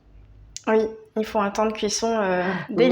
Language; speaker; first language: French; native; French